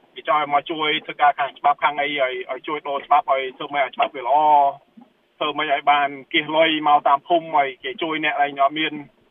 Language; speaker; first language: Khmer; early bilingual, heritage; Khmer